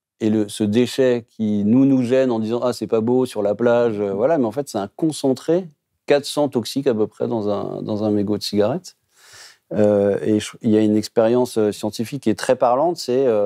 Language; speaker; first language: French; native; French